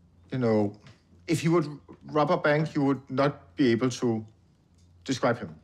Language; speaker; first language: English; non-native, fluent; Danish